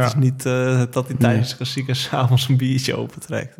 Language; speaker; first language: Dutch; non-native, local second language; French